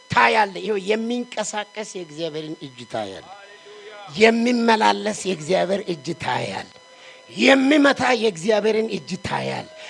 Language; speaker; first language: Amharic; non-native, local second language; Wolaytta